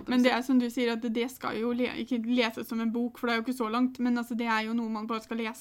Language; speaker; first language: Norwegian; native; Norwegian